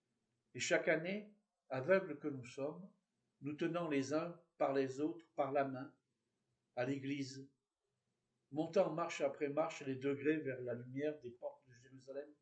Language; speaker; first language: French; native; French